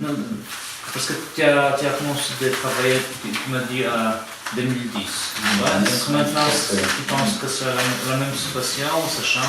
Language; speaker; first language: French; non-native, fluent; Polish